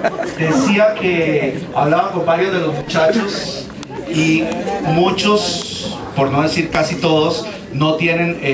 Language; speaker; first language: Spanish; native; Spanish